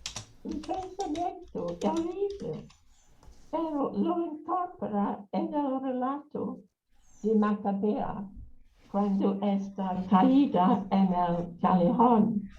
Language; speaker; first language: Spanish; non-native, learner; English